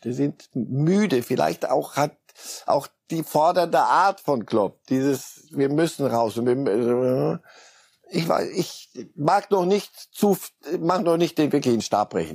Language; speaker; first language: German; native; German